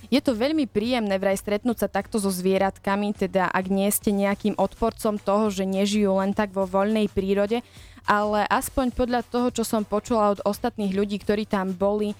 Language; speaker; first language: Slovak; native; Slovak